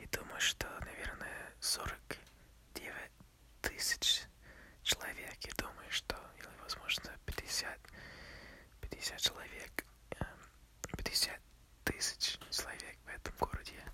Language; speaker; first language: Russian; non-native, learner; English